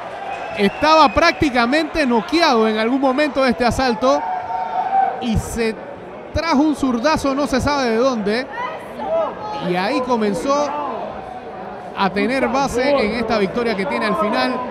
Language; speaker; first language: Spanish; native; Spanish